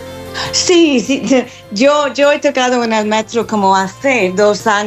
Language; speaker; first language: Spanish; non-native, fluent; English